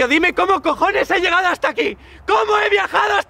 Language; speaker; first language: Spanish; native; Spanish